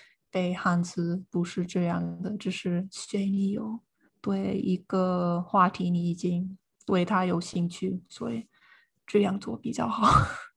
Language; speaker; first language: Chinese; non-native, fluent; English